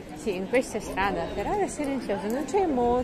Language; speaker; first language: Italian; non-native, learner; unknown